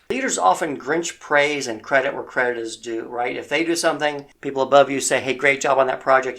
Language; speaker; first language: English; native; English